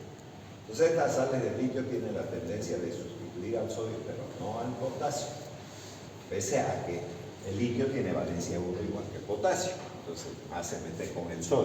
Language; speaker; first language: Spanish; native; Spanish